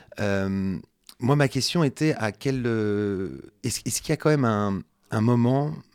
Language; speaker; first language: French; native; French